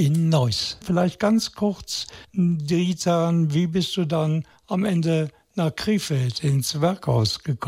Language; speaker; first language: German; native; German